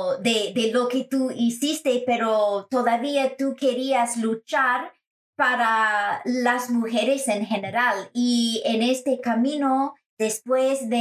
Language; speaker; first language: Spanish; non-native, fluent; English